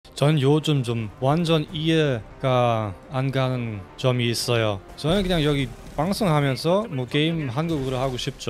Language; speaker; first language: Korean; non-native, fluent; German